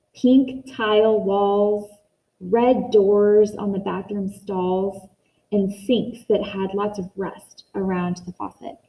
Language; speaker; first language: English; native; English